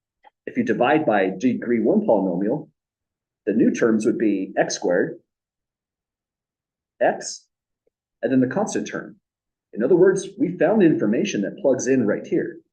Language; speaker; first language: English; native; English